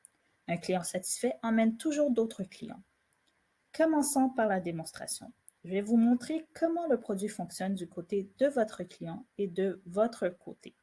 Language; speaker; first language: French; native; French